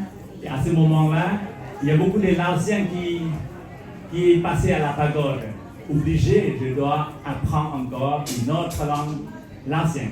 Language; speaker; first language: French; non-native, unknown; Khmer